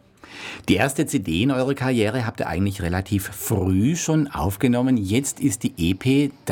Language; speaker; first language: German; native; German